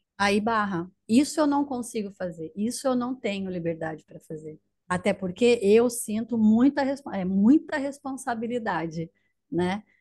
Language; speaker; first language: Portuguese; native; Portuguese